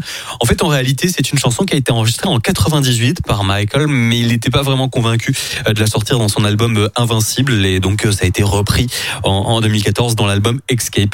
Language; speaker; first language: French; native; French